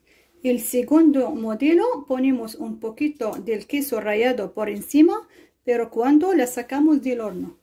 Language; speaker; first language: Spanish; non-native, fluent; Arabic